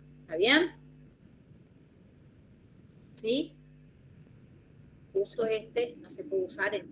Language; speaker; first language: Spanish; native; Spanish